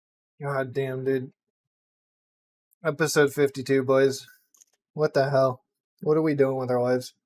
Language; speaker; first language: English; native; English